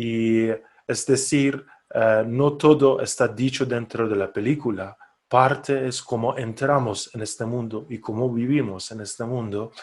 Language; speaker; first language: Spanish; non-native, fluent; Persian